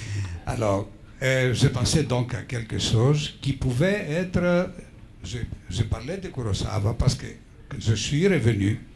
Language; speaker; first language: French; non-native, fluent; Greek